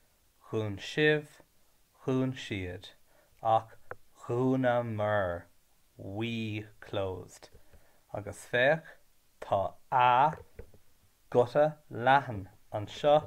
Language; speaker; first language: Irish; non-native, learner; English